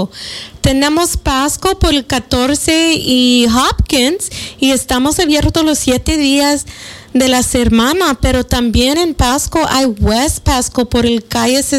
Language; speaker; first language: Spanish; early bilingual, other home language; English